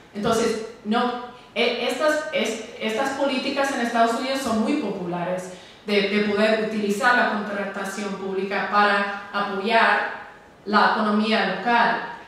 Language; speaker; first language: Spanish; non-native, fluent; English